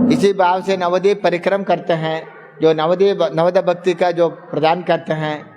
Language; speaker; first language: Hindi; non-native, local second language; Kannada